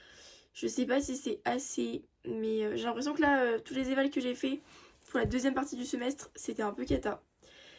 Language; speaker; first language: French; native; French